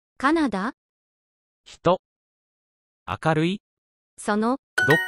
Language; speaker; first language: Japanese; non-native, learner; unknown